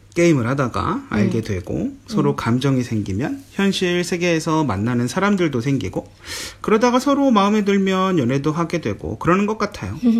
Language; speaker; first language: Korean; native; Korean